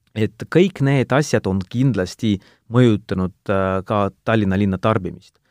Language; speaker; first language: Estonian; non-native, local second language; Russian